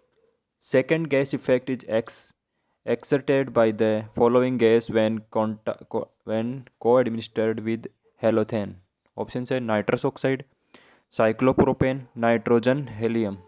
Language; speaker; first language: English; non-native, local second language; Hindi